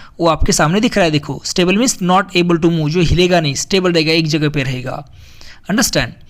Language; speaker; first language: Hindi; native; Hindi